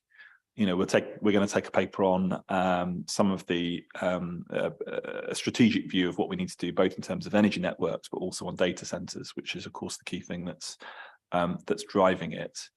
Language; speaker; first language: English; native; English